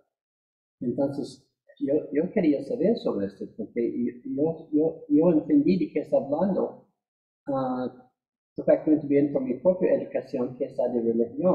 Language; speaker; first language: Spanish; non-native, fluent; English